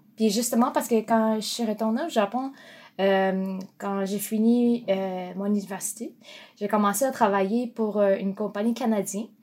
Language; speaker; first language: French; non-native, fluent; Japanese